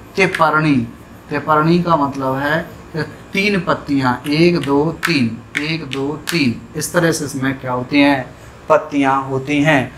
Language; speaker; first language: Hindi; native; Hindi